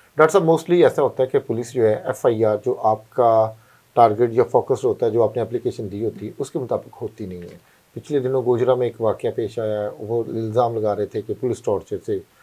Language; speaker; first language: Urdu; non-native, local second language; Punjabi